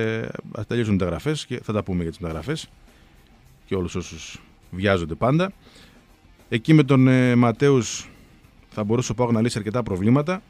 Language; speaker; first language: Greek; native; Greek